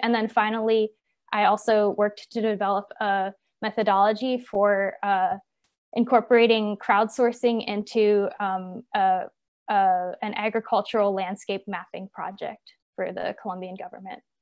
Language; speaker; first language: English; native; English